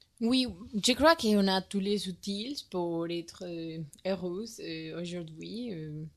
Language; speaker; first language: French; non-native, learner; Spanish